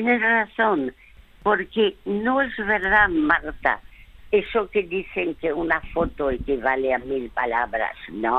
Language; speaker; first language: Spanish; non-native, fluent; French